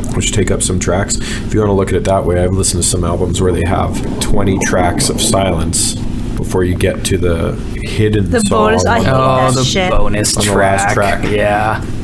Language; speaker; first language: English; native; English